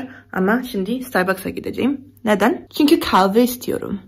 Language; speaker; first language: Turkish; non-native, learner; Korean